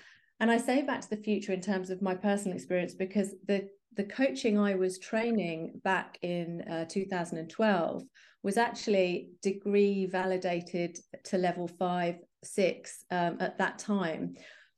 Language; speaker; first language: English; native; English